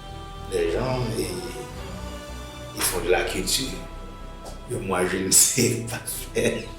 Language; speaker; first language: French; non-native, local second language; Haitian Creole